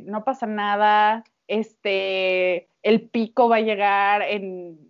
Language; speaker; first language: Spanish; native; Spanish